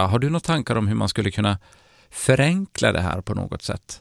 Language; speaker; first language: Swedish; native; Swedish